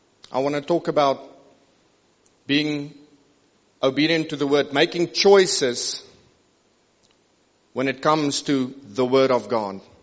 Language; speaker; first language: English; non-native, local second language; Afrikaans